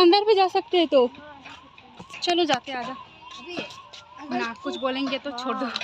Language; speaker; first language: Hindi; non-native, local second language; Bangla